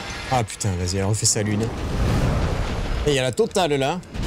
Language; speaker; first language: French; native; French